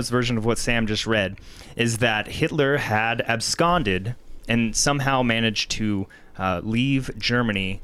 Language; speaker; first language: English; native; English